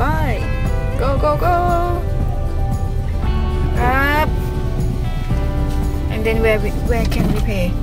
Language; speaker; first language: English; non-native, fluent; Filipino